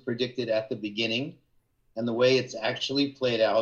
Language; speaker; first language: English; native; English